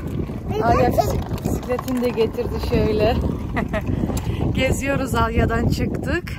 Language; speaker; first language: Turkish; early bilingual, heritage; Turkish